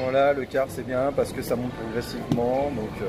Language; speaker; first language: French; native; French